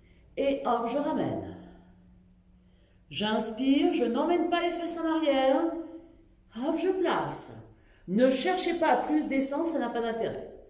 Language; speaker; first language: French; native; French